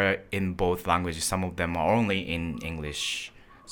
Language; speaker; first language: English; non-native, fluent; Japanese